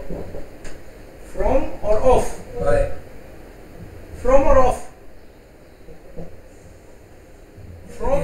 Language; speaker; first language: Hindi; non-native, local second language; Gujarati